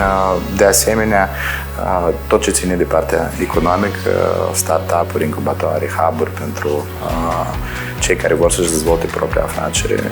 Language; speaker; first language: Romanian; native; Romanian